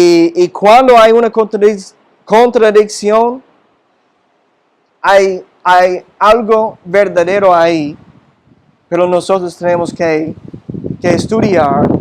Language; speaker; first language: Spanish; non-native, fluent; English